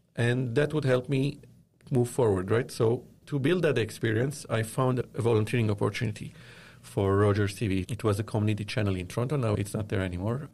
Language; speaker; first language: English; non-native, fluent; Arabic